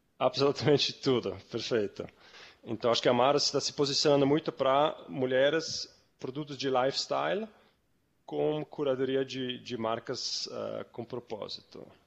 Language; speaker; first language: Portuguese; non-native, fluent; German